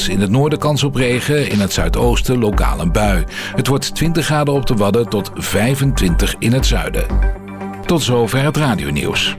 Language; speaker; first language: Dutch; native; Dutch